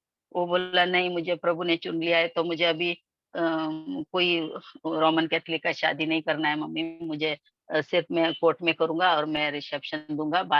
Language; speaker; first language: Hindi; non-native, local second language; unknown